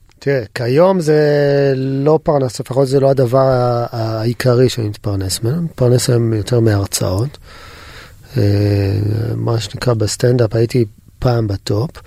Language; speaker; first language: Hebrew; native; Hebrew